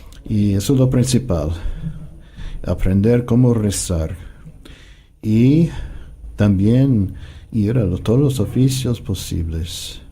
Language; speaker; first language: Spanish; non-native, fluent; English